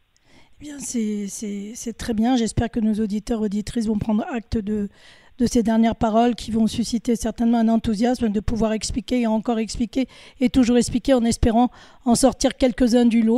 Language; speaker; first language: French; native; French